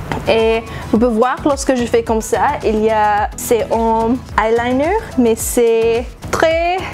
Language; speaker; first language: French; non-native, learner; English